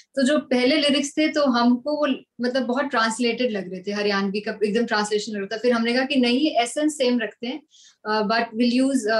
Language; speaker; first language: Hindi; non-native, local second language; Punjabi